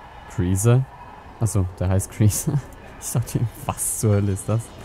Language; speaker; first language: German; native; German